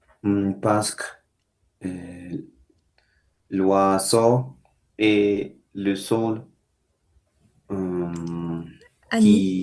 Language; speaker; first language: French; non-native, learner; Spanish